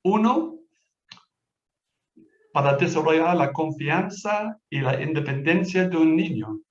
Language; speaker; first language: Spanish; non-native, fluent; English